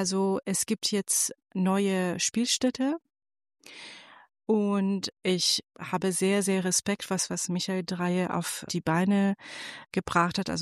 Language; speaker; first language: German; non-native, fluent; Persian